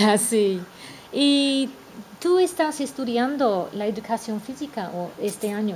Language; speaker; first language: Spanish; non-native, fluent; English